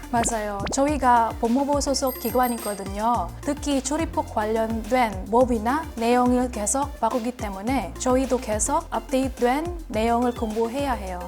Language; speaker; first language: Korean; non-native, fluent; Filipino